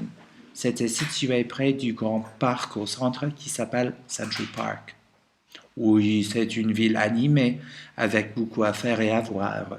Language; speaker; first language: French; non-native, learner; English